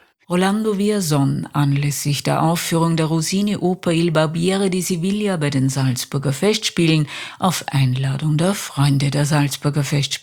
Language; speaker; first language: German; native; German